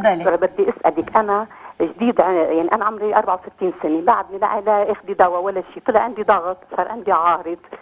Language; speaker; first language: Arabic; native; Arabic